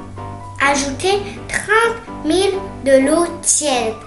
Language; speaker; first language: French; non-native, learner; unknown